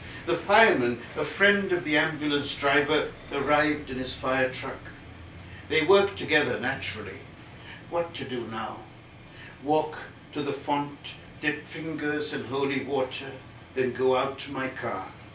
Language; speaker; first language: English; non-native, local second language; Tamil